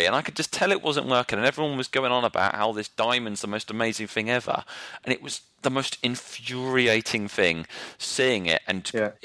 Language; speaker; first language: English; native; English